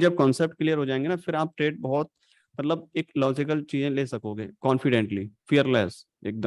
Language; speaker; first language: Hindi; native; Hindi